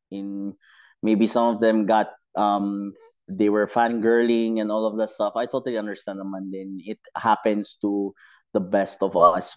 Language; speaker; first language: English; non-native, local second language; Cebuano